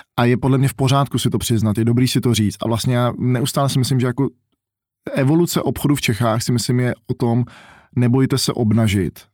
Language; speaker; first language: Czech; native; Czech